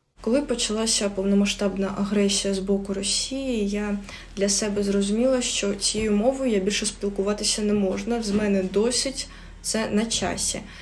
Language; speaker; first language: Ukrainian; non-native, local second language; Russian